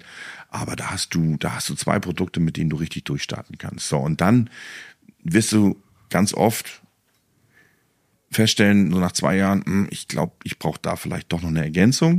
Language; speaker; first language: German; native; German